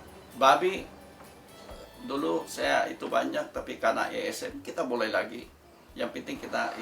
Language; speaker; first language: Indonesian; non-native, local second language; Tetum